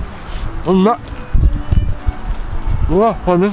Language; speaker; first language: Japanese; native; Japanese